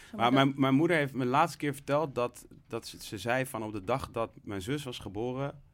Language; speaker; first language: Dutch; native; Dutch